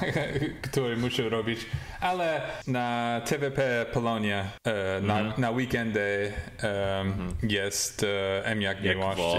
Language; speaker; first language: Polish; non-native, learner; English